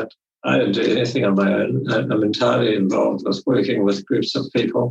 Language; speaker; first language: English; native; English